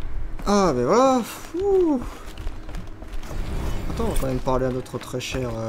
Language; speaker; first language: French; native; French